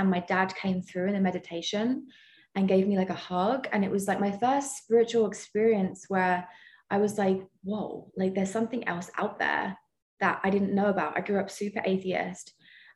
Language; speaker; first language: English; native; English